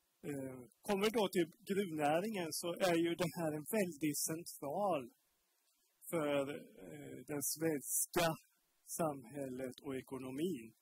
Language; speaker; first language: Swedish; native; Swedish